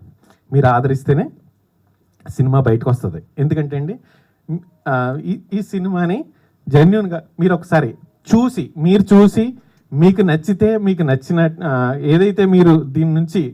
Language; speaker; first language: Telugu; native; Telugu